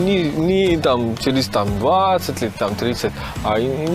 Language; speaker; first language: Russian; non-native, fluent; Tamil